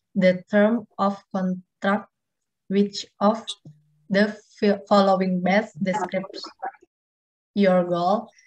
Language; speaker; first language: English; non-native, learner; Indonesian